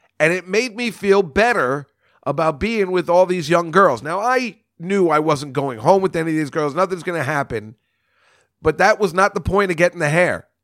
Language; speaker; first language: English; native; English